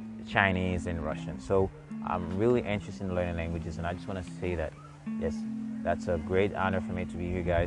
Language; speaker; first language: English; non-native, fluent; Haitian Creole